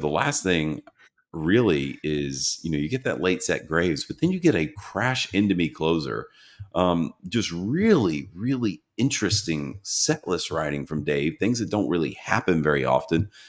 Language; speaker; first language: English; native; English